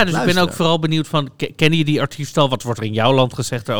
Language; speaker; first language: Dutch; native; Dutch